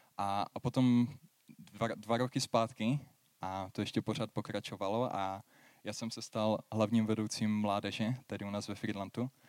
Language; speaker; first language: Czech; native; Czech